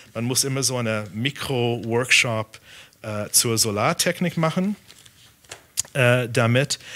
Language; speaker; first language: German; non-native, fluent; English